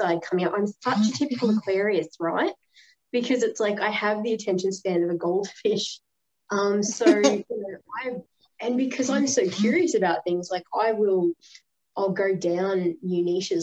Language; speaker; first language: English; native; English